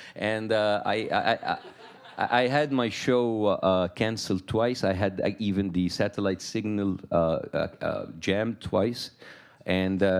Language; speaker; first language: English; non-native, fluent; Arabic